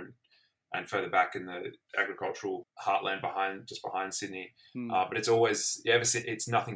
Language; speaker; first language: English; native; English